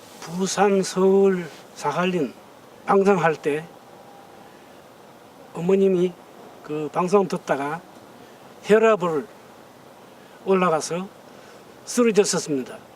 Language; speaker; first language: Korean; non-native, learner; Russian